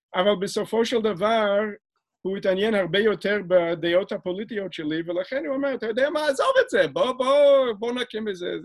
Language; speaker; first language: Hebrew; non-native, fluent; English